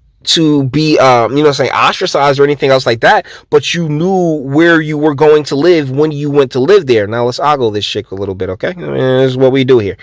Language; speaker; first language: English; native; English